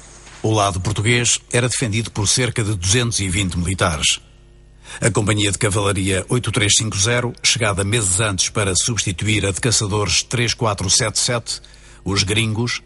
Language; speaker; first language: Portuguese; native; Portuguese